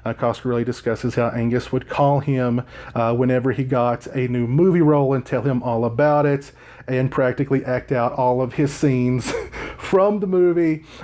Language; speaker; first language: English; native; English